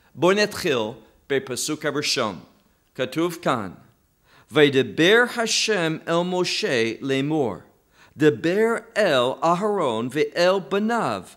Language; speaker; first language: Hebrew; non-native, fluent; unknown